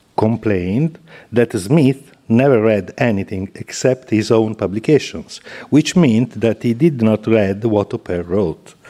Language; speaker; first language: English; non-native, fluent; Italian